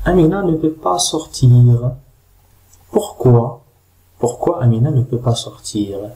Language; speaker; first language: French; non-native, local second language; Arabic